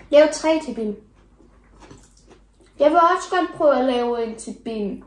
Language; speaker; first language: Danish; early bilingual, other home language; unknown